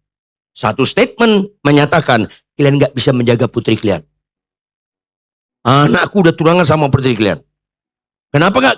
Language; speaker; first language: Indonesian; native; Indonesian